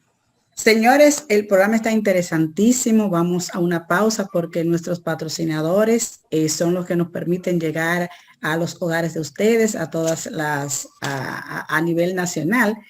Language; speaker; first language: Spanish; native; Spanish